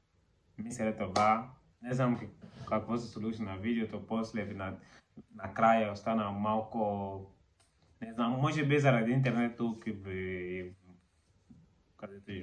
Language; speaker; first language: Bulgarian; non-native, learner; Portuguese